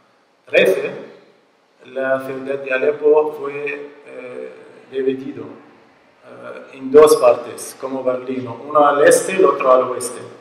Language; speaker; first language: Spanish; non-native, learner; Arabic